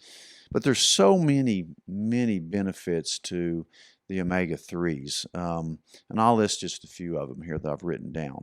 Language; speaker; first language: English; native; English